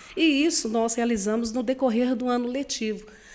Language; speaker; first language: Portuguese; native; Portuguese